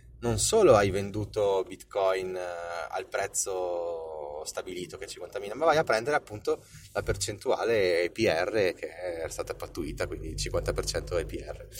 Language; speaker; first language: Italian; native; Italian